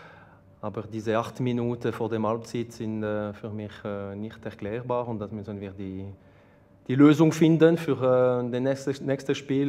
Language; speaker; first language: German; non-native, local second language; French